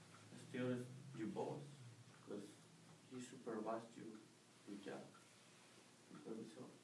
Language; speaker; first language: English; non-native, learner; Spanish